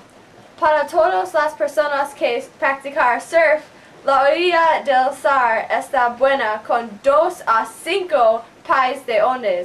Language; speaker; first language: Spanish; non-native, learner; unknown